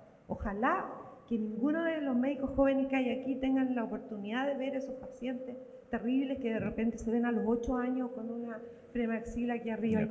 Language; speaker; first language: Spanish; native; Spanish